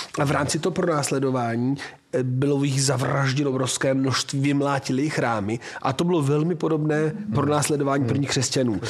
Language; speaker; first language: Czech; non-native, fluent; Italian